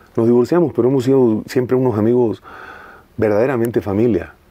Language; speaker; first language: Spanish; native; Spanish